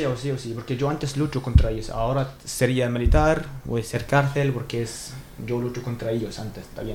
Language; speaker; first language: Spanish; non-native, learner; Arabic